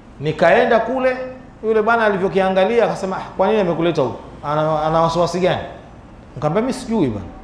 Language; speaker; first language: Swahili; native; Swahili